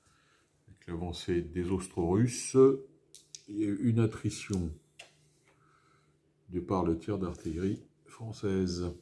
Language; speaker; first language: French; native; French